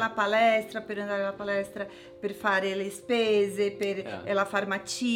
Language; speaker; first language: Italian; non-native, learner; Portuguese